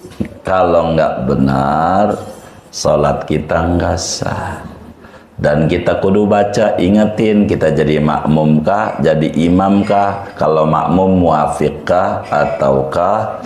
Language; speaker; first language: Indonesian; native; Indonesian